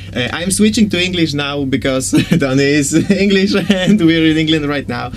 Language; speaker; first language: English; non-native, fluent; Polish